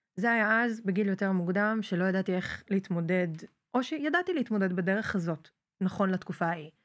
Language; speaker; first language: Hebrew; native; Hebrew